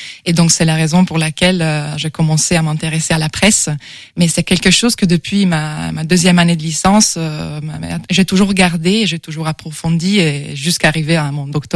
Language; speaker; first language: French; non-native, fluent; Italian